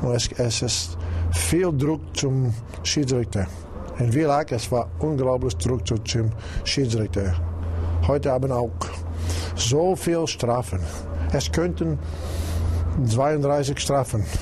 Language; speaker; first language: German; non-native, learner; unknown